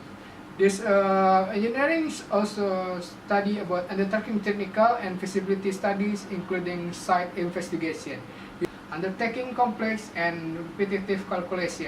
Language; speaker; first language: English; non-native, learner; Indonesian